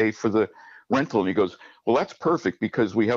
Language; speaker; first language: English; native; English